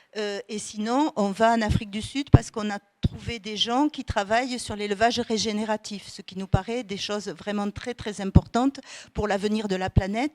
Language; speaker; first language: French; native; French